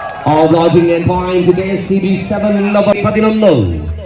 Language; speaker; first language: English; non-native, local second language; Malayalam